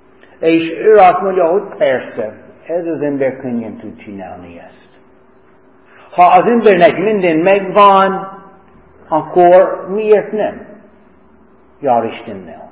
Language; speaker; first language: Hungarian; non-native, fluent; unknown